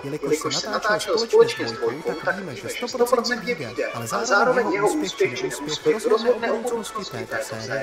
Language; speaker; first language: Czech; native; Czech